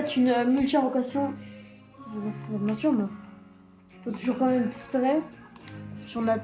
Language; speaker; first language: French; native; French